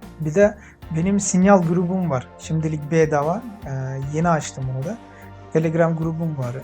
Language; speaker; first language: Turkish; non-native, fluent; Uzbek